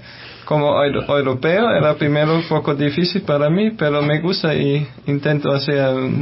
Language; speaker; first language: Spanish; non-native, fluent; German